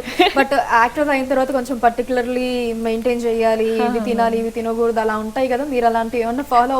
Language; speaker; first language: Telugu; native; Telugu